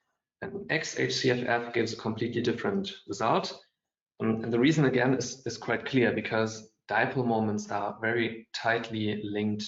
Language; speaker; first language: English; non-native, fluent; German